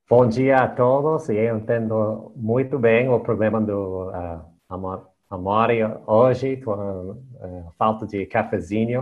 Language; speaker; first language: Portuguese; non-native, fluent; English